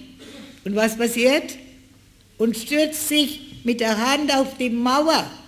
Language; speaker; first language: German; non-native, fluent; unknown